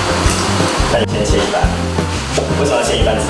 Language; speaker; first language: Chinese; native; Chinese